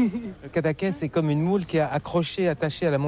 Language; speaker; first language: French; native; French